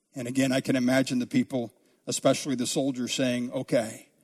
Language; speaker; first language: English; native; English